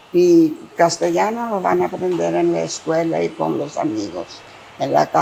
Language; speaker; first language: Spanish; non-native, fluent; Greek